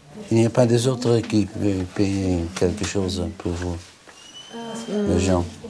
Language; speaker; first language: French; non-native, learner; Dutch